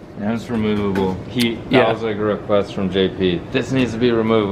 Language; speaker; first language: English; native; English